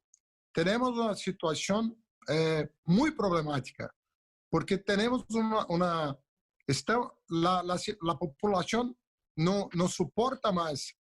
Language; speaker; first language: Spanish; non-native, local second language; Portuguese